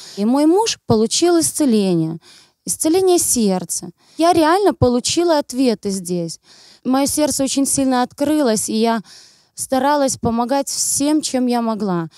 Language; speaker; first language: Russian; native; Russian